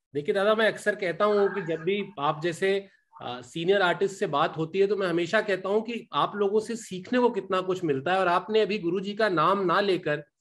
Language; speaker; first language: Hindi; native; Hindi